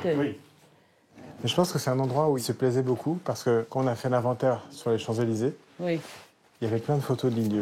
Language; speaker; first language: French; native; French